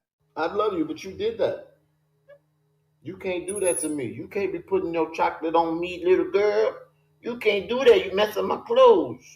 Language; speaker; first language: English; native; English